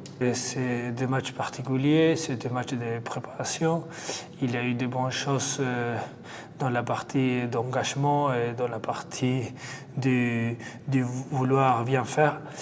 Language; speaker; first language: French; non-native, fluent; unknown